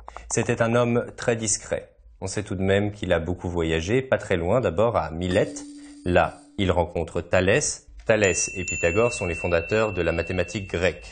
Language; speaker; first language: French; native; French